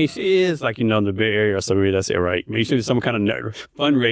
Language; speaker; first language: English; native; English